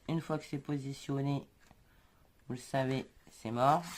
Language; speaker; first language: French; native; French